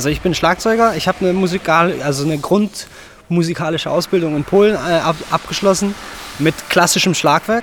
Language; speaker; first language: German; native; German